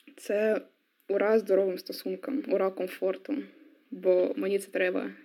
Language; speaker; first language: Ukrainian; non-native, local second language; Russian